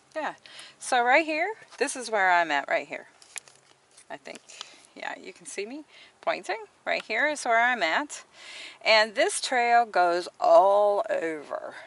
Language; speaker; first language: English; native; English